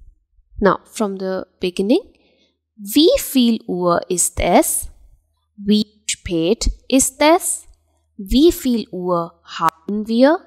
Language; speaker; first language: German; non-native, fluent; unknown